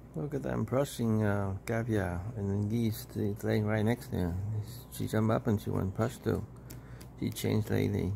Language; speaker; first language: English; non-native, fluent; Vietnamese